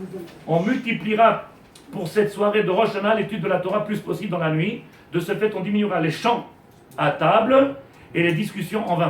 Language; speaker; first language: French; native; French